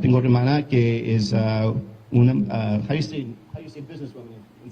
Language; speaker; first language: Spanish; early bilingual, heritage; English